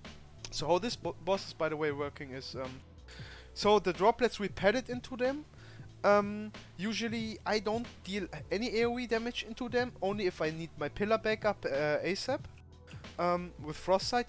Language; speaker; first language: English; non-native, fluent; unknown